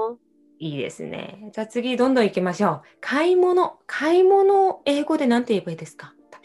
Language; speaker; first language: Japanese; non-native, fluent; Korean